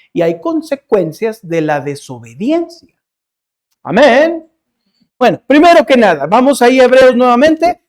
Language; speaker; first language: Spanish; early bilingual, heritage; Spanish